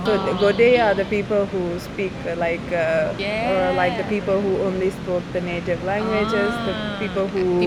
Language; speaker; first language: English; non-native, local second language; Sinhala